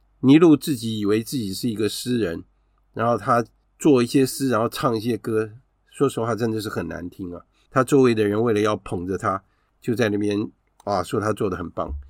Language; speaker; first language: Chinese; native; Chinese